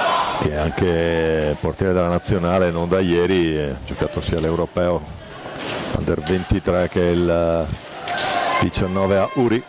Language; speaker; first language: Italian; native; Italian